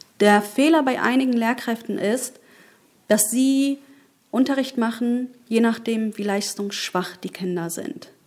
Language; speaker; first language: German; early bilingual, other home language; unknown